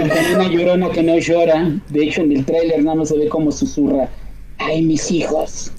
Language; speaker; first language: Spanish; native; Spanish